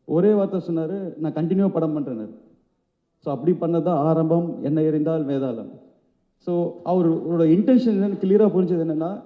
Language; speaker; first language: Tamil; native; Tamil